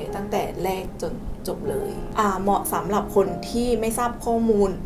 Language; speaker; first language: Thai; non-native, fluent; Korean